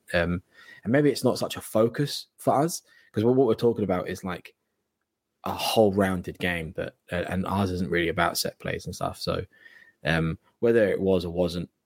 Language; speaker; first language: English; native; English